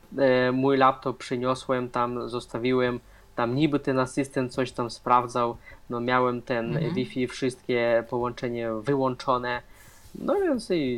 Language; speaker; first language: Polish; non-native, fluent; Russian